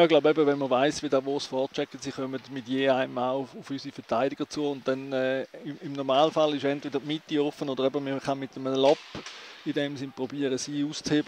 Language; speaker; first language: German; native; German